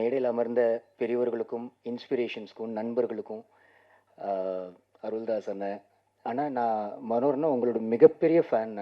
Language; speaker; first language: Tamil; native; Tamil